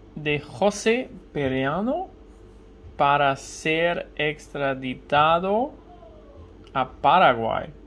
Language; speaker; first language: Spanish; non-native, learner; German